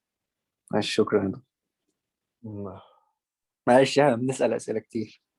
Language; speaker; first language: Arabic; native; Arabic